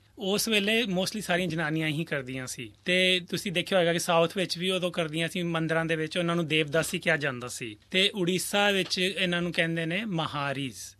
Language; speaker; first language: Punjabi; native; Punjabi